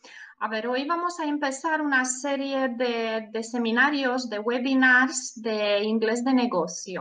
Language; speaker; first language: Spanish; non-native, fluent; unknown